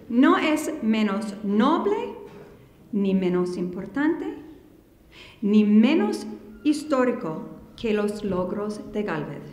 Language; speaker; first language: Spanish; non-native, fluent; English